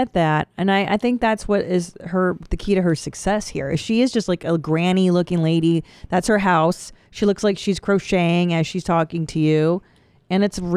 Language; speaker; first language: English; native; English